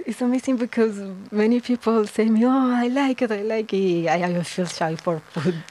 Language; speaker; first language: English; non-native, learner; Spanish